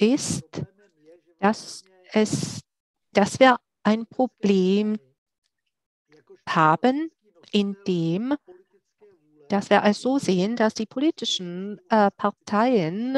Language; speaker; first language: German; non-native, fluent; Czech